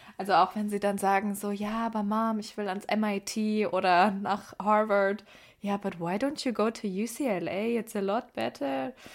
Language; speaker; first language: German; early bilingual, other home language; Persian